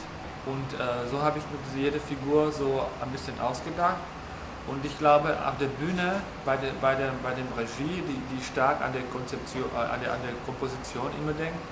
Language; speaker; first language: German; non-native, fluent; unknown